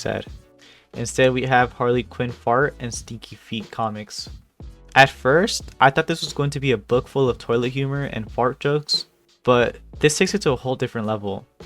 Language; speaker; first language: English; native; English